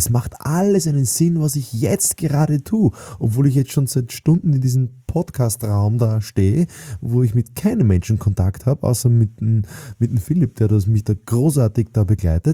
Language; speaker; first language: German; native; German